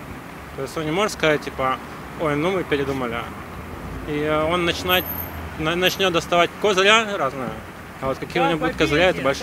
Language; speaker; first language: Russian; native; Russian